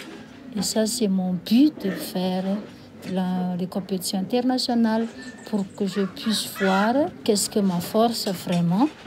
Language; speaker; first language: French; non-native, local second language; Malagasy